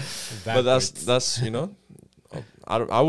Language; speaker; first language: English; early bilingual, other home language; Spanish